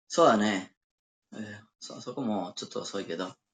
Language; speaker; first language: Japanese; non-native, learner; Spanish